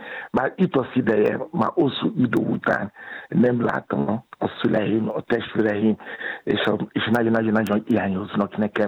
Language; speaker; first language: Hungarian; non-native, fluent; Yoruba